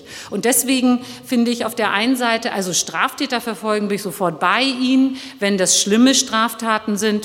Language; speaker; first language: German; early bilingual, other home language; Turkish